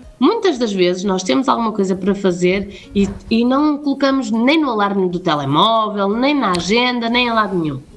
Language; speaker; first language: Portuguese; native; Portuguese